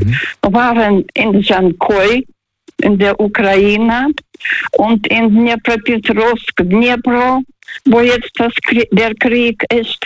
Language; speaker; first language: German; non-native, fluent; Russian